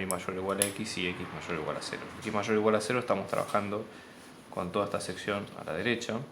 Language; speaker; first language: Spanish; native; Spanish